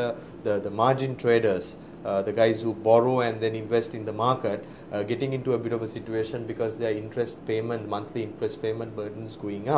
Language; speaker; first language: English; non-native, local second language; Sinhala